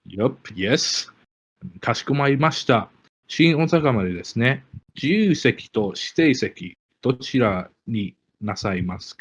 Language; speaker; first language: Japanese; non-native, fluent; English